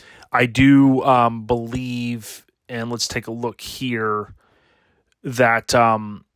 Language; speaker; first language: English; native; English